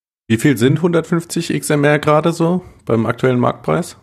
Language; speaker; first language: German; native; German